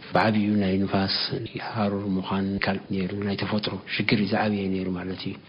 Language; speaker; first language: Tigrinya; non-native, local second language; Afar